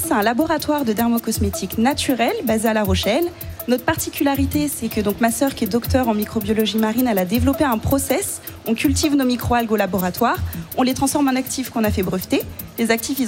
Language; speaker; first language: French; native; French